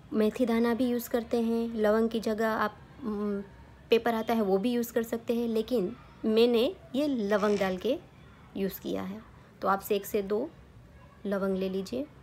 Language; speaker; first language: Hindi; non-native, local second language; Gujarati